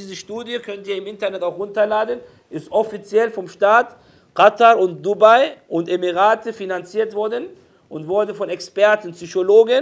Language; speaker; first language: German; non-native, fluent; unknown